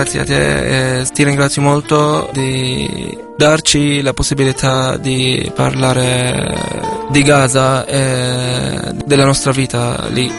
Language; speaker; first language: Italian; non-native, learner; Arabic